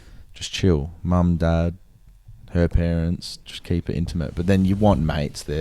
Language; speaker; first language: English; native; English